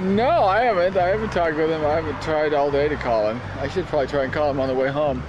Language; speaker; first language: English; native; English